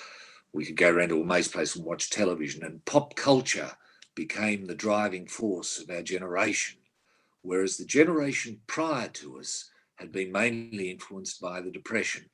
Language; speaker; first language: English; native; English